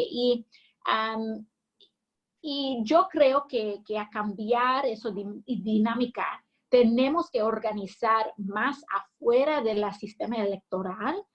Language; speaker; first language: Spanish; early bilingual, heritage; English